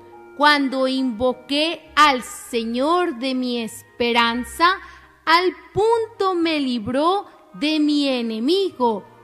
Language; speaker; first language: Spanish; native; Spanish